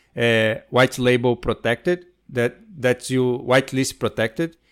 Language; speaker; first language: English; non-native, fluent; Portuguese